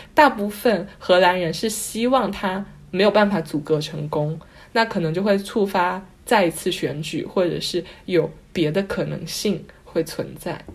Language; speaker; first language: Chinese; non-native, local second language; Cantonese